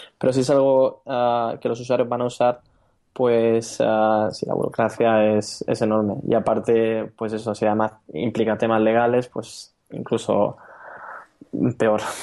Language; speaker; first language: Spanish; native; Spanish